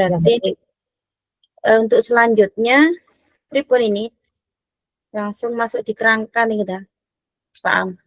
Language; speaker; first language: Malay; non-native, local second language; Javanese